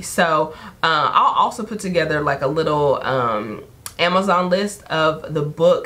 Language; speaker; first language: English; native; English